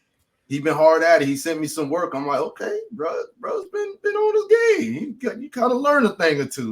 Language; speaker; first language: English; native; English